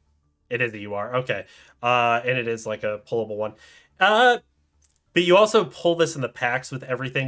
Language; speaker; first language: English; native; English